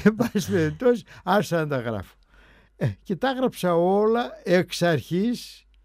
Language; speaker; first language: Greek; native; Greek